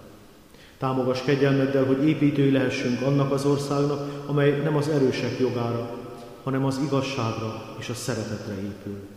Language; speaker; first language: Hungarian; native; Hungarian